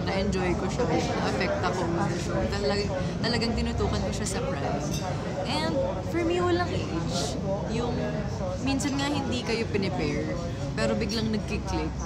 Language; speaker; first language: Filipino; native; Filipino